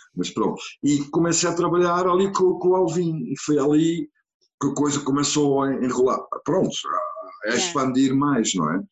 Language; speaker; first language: Portuguese; non-native, fluent; Dutch